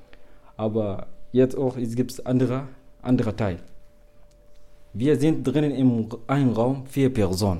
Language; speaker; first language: German; non-native, learner; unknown